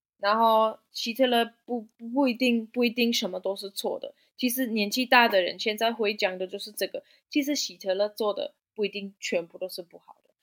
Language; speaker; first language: Chinese; non-native, fluent; German